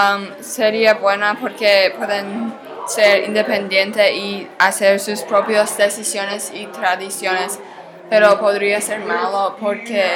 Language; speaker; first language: Spanish; non-native, learner; English